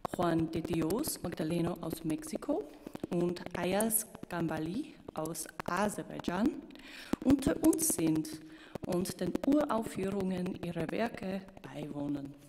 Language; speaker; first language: German; native; German